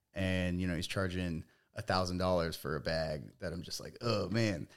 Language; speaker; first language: English; native; English